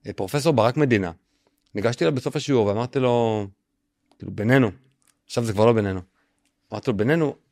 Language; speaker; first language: Hebrew; native; Hebrew